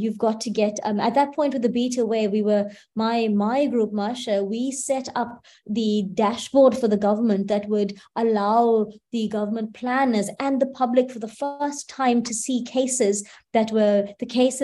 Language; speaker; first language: English; native; English